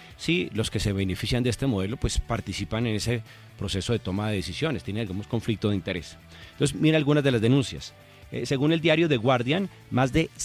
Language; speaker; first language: Spanish; native; Spanish